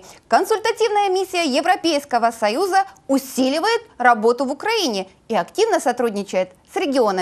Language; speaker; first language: Russian; native; Russian